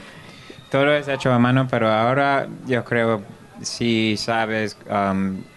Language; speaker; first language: Spanish; non-native, learner; English